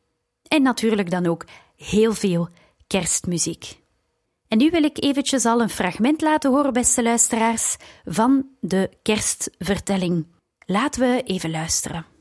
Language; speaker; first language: Dutch; native; Dutch